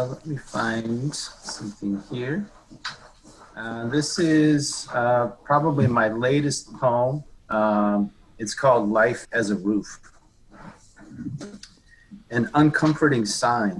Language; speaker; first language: English; native; English